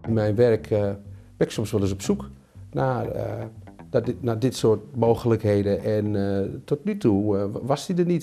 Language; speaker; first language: Dutch; native; Dutch